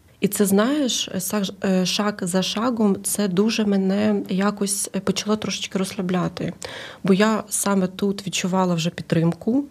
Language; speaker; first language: Ukrainian; native; Ukrainian